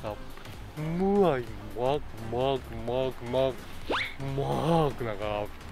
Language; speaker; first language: Thai; non-native, learner; Japanese